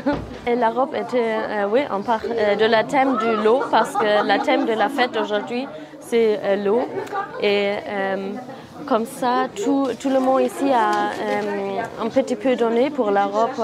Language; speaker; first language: French; non-native, fluent; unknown